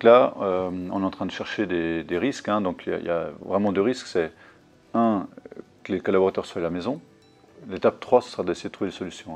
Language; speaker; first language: French; native; French